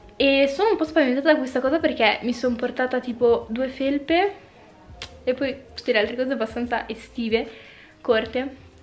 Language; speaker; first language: Italian; native; Italian